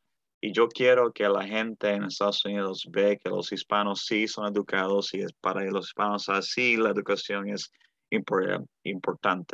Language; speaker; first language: Spanish; early bilingual, heritage; Spanish